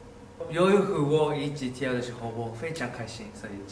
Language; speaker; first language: Chinese; non-native, learner; Japanese